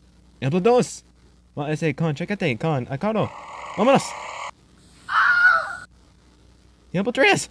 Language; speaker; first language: Spanish; non-native, learner; English